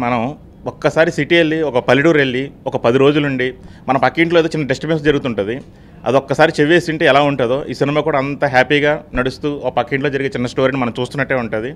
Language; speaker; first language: Telugu; native; Telugu